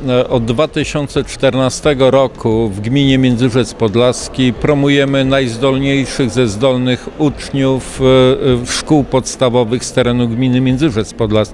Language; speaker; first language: Polish; native; Polish